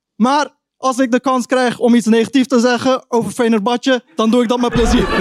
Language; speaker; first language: Dutch; early bilingual, other home language; Turkish